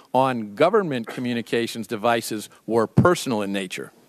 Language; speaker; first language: English; native; English